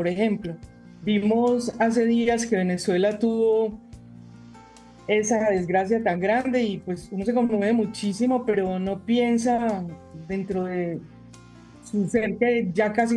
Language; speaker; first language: Spanish; native; Spanish